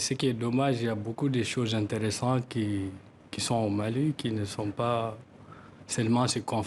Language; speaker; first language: French; non-native, local second language; Tamasheq